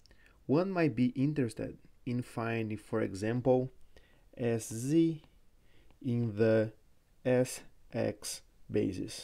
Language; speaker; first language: English; non-native, fluent; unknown